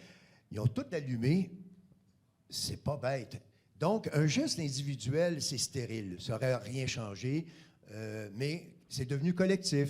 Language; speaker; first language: French; native; French